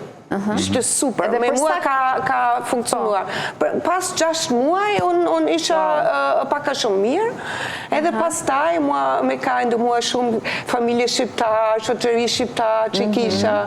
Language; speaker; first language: Albanian; non-native, fluent; German